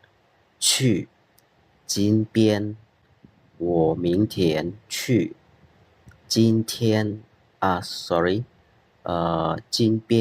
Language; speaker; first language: Chinese; non-native, fluent; Khmer